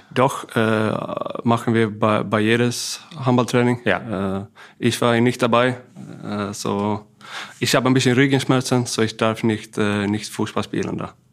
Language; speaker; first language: German; non-native, fluent; Swedish